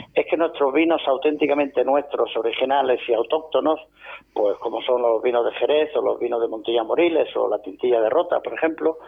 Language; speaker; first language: Spanish; native; Spanish